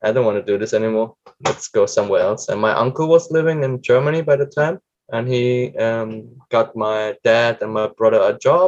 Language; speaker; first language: English; non-native, fluent; German